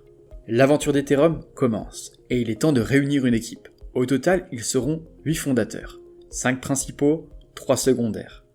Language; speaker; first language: French; native; French